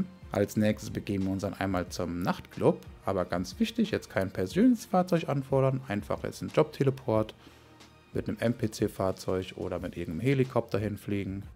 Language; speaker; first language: German; native; German